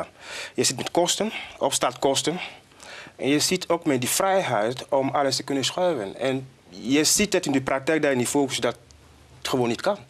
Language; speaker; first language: Dutch; non-native, fluent; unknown